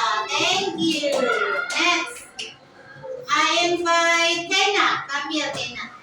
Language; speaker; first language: English; non-native, learner; Indonesian